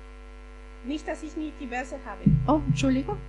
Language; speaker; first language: German; non-native, fluent; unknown